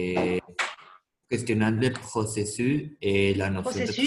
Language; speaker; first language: French; non-native, fluent; Spanish